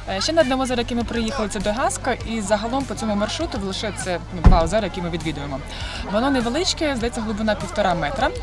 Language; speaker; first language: Ukrainian; non-native, local second language; Russian